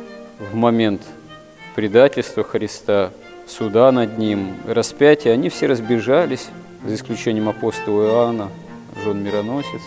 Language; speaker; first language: Russian; native; Russian